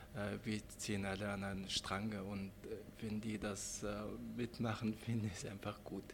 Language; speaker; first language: German; non-native, fluent; Mongolian